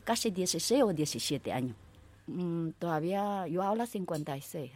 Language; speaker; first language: Spanish; non-native, learner; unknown